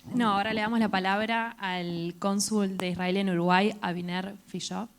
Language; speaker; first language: Spanish; native; Spanish